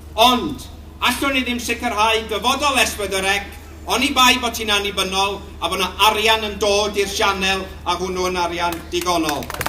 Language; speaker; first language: Welsh; native; Welsh